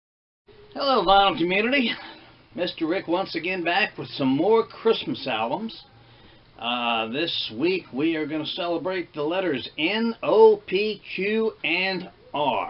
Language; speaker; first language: English; native; English